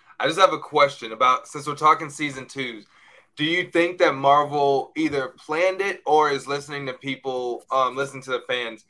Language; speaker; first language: English; native; English